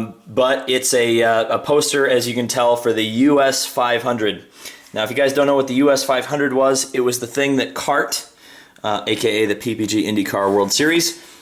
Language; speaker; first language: English; native; English